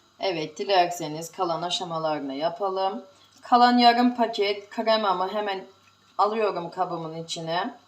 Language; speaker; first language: Turkish; native; Turkish